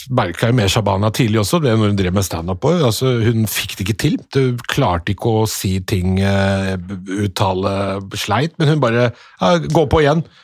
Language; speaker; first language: Norwegian; early bilingual, other home language; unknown